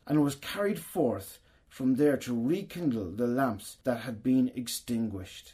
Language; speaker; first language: English; native; English